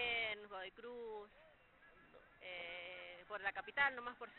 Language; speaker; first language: Spanish; native; Spanish